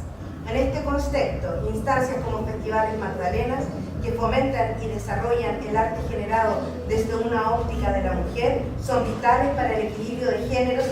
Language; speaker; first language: Spanish; native; Spanish